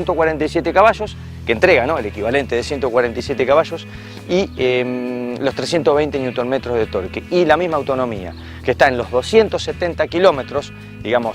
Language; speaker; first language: Spanish; native; Spanish